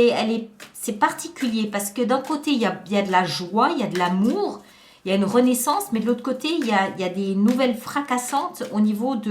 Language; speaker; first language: French; native; French